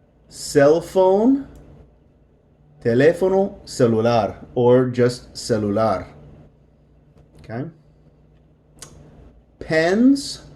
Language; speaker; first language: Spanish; non-native, fluent; English